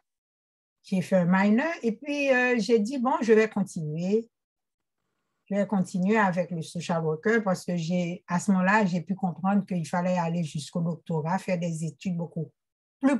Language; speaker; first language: French; non-native, local second language; Haitian Creole